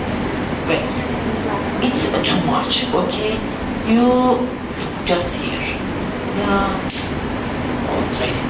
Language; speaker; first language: English; non-native, learner; Persian